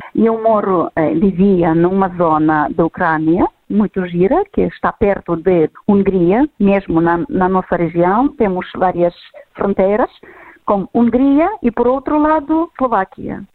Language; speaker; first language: Portuguese; non-native, fluent; Ukrainian